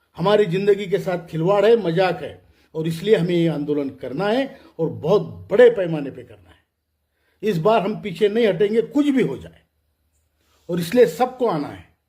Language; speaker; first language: Hindi; non-native, local second language; Marathi